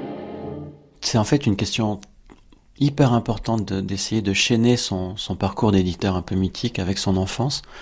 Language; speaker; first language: French; native; French